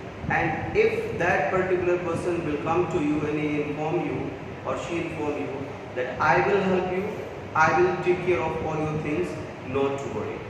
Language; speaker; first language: English; non-native, local second language; Hindi